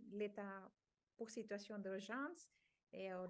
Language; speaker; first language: French; non-native, fluent; Spanish